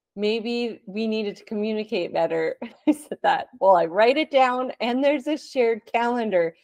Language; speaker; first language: English; native; English